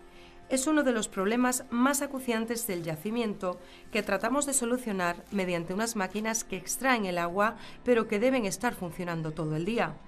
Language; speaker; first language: Spanish; native; Spanish